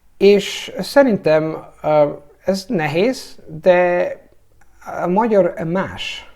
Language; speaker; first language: Hungarian; non-native, learner; Italian